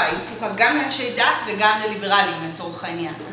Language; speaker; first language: Hebrew; native; Hebrew